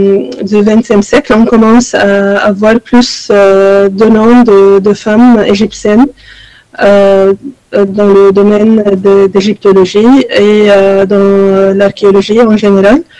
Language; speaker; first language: French; non-native, fluent; Arabic